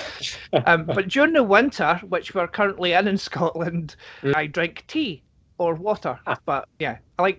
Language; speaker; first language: English; native; English